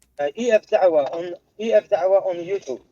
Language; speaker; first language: English; non-native, learner; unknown